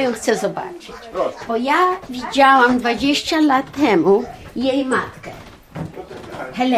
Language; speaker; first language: Polish; non-native, local second language; Yiddish